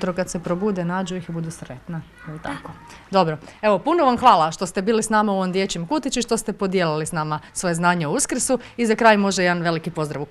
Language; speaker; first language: Croatian; native; Croatian